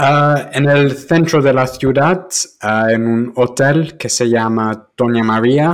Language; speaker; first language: Spanish; non-native, fluent; English